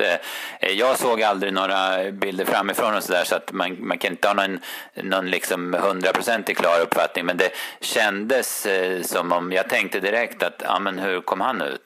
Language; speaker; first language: Swedish; native; Swedish